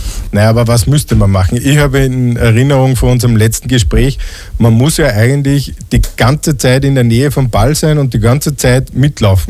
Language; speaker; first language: German; native; German